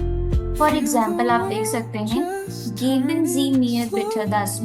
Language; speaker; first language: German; non-native, learner; Hindi